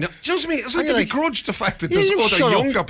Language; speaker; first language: English; native; English